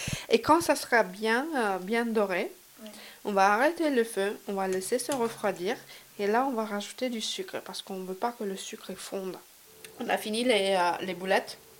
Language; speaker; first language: French; non-native, fluent; Hungarian